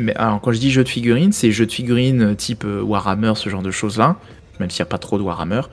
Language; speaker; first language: French; native; French